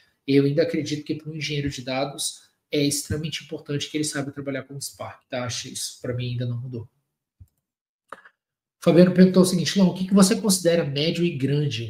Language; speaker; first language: Portuguese; native; Portuguese